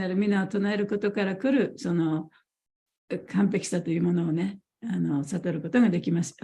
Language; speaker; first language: Japanese; native; Japanese